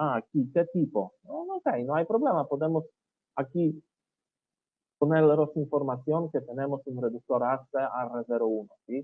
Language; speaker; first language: Spanish; non-native, learner; Polish